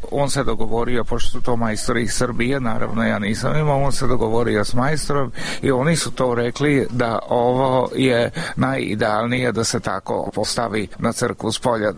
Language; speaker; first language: Serbian; early bilingual, heritage; Serbian